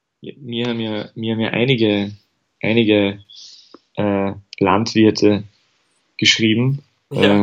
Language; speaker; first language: German; native; German